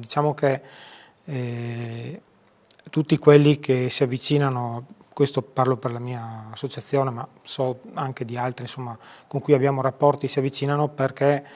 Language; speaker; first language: Italian; native; Italian